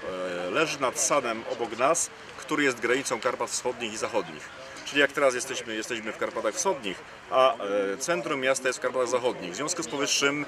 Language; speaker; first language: Polish; native; Polish